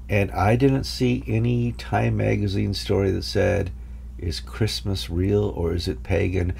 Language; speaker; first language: English; native; English